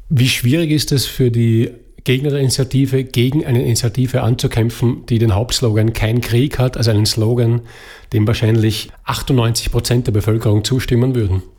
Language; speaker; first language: German; native; German